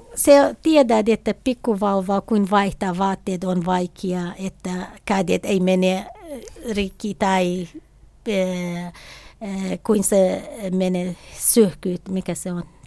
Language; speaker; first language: Finnish; non-native, learner; Kurdish